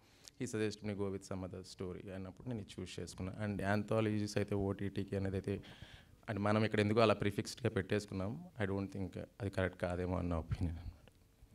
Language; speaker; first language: Telugu; native; Telugu